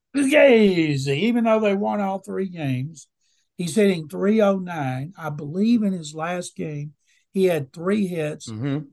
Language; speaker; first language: English; native; English